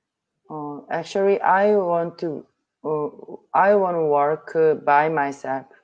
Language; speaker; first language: English; non-native, learner; Korean